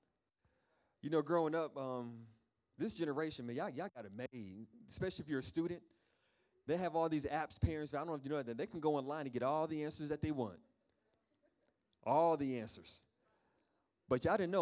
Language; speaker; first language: English; native; English